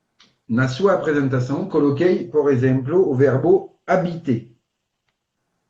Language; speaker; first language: Portuguese; non-native, fluent; French